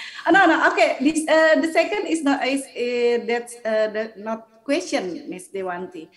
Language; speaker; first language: English; non-native, learner; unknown